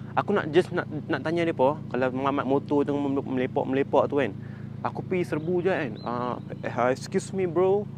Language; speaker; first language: Malay; early bilingual, other home language; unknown